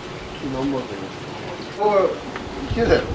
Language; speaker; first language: Japanese; native; Japanese